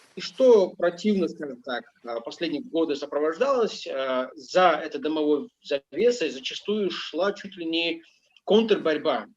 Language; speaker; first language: Russian; non-native, local second language; Ingush